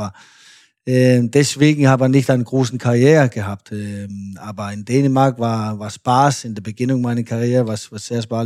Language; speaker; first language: German; non-native, fluent; Danish